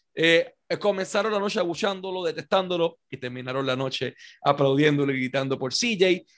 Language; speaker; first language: Spanish; native; Spanish